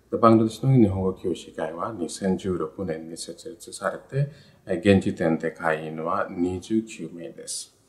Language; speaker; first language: Japanese; non-native, fluent; Bangla